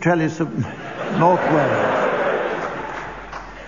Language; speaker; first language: English; native; English